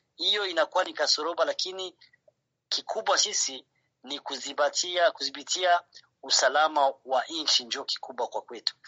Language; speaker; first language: Swahili; non-native, local second language; Rundi